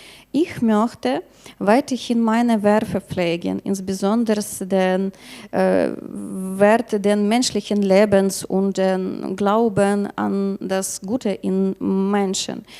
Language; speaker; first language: German; non-native, learner; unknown